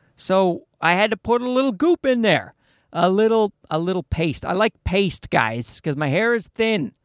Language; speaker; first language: English; native; English